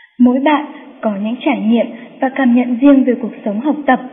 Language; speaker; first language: Vietnamese; native; Vietnamese